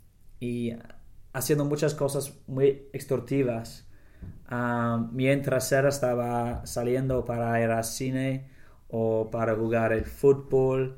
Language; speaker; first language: Spanish; non-native, learner; English